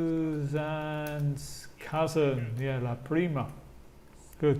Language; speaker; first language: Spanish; non-native, fluent; English